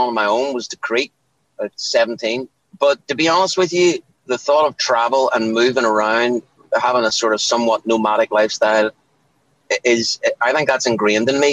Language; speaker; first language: English; native; English